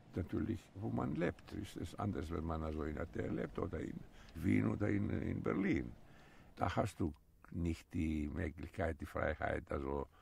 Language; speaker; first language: German; non-native, fluent; Greek